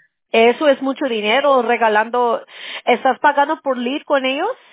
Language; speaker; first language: Spanish; early bilingual, heritage; Spanish